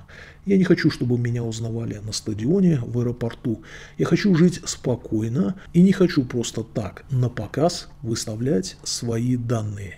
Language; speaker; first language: Russian; native; Russian